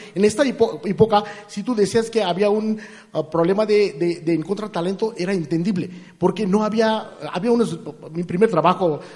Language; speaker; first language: Spanish; non-native, fluent; Hindi